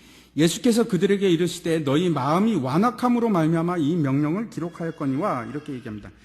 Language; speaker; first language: Korean; native; Korean